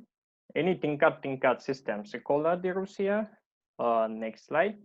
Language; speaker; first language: Indonesian; non-native, fluent; Russian